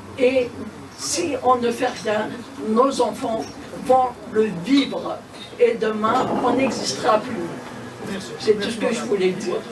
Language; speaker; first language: French; non-native, local second language; Kabyle